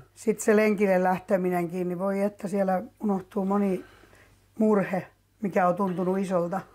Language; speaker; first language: Finnish; native; Finnish